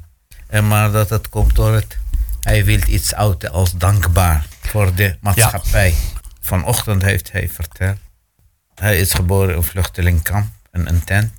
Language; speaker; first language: Dutch; non-native, fluent; Arabic